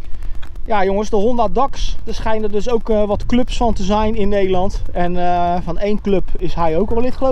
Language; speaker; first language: Dutch; native; Dutch